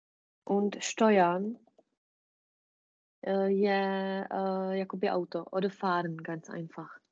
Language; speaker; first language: German; non-native, fluent; Czech